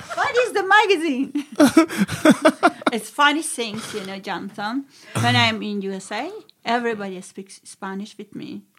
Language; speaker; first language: English; non-native, fluent; Swedish